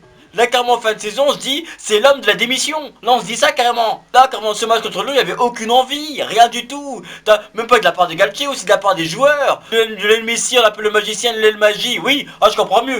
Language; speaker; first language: French; native; French